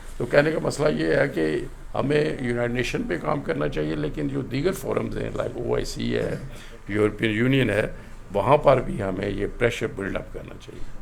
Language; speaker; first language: Urdu; non-native, local second language; Pahari-Potwari